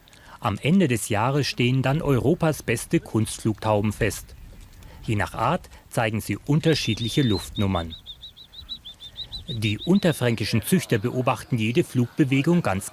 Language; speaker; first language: German; native; German